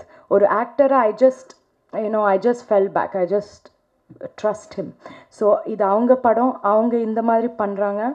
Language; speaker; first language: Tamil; non-native, fluent; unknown